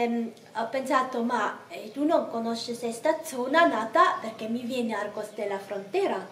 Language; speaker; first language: Spanish; non-native, learner; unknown